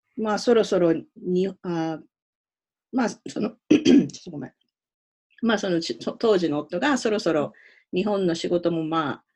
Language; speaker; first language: Japanese; native; Japanese